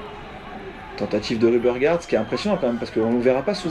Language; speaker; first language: French; native; French